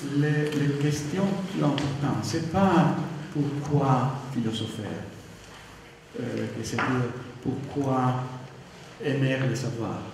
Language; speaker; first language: French; non-native, learner; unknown